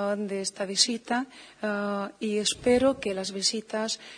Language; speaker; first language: Spanish; non-native, fluent; Czech